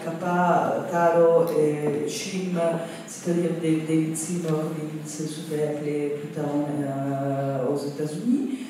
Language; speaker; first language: French; non-native, fluent; Italian